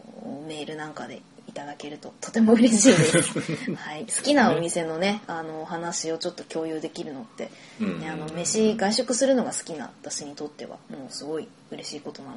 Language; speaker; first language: Japanese; native; Japanese